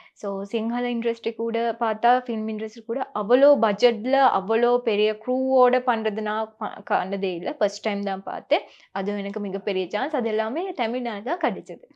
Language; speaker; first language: Tamil; non-native, local second language; Sinhala